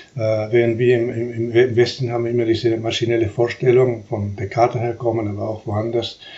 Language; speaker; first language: German; non-native, fluent; Spanish